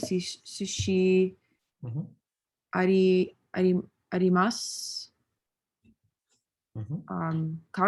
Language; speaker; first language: Japanese; non-native, learner; English